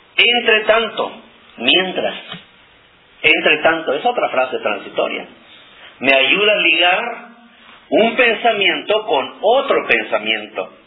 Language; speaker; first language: Spanish; non-native, local second language; Nahuatl languages